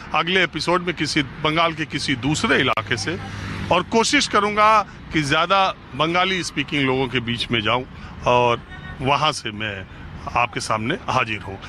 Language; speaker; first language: Hindi; native; Hindi